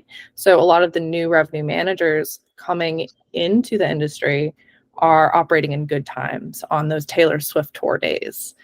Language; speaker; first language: English; native; English